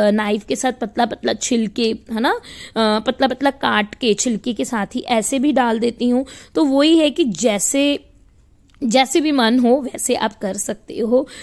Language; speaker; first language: Hindi; native; Hindi